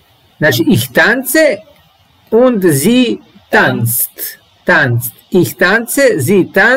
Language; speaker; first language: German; non-native, learner; Serbian